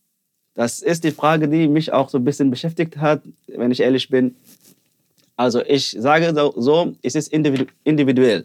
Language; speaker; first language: German; early bilingual, other home language; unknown